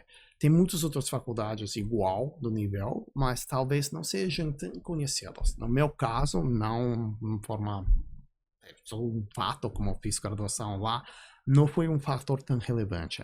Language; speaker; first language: Portuguese; non-native, fluent; English